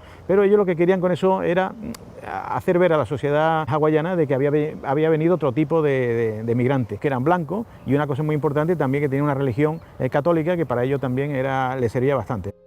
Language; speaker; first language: Spanish; native; Spanish